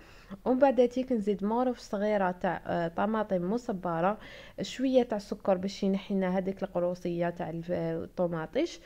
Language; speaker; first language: Arabic; native; Arabic